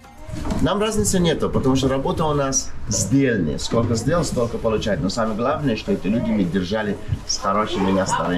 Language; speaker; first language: Russian; non-native, learner; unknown